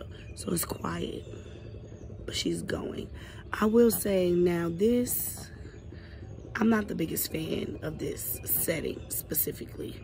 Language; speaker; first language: English; native; English